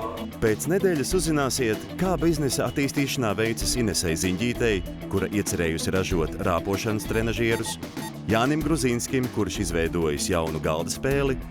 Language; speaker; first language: Latvian; native; Latvian